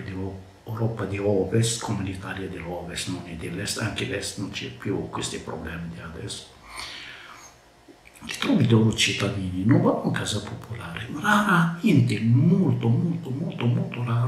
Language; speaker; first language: Italian; non-native, learner; Arabic